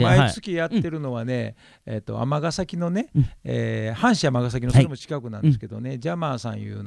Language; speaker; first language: Japanese; native; Japanese